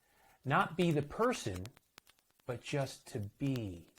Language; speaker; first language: English; native; English